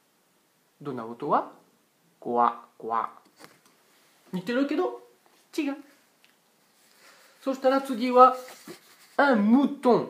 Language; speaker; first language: Japanese; non-native, fluent; French